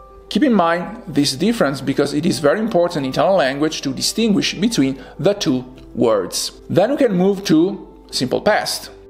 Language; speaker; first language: English; non-native, fluent; Italian